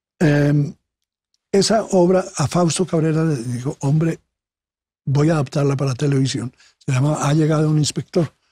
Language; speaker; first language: Spanish; native; Spanish